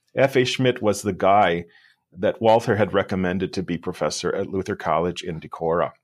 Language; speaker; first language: English; native; English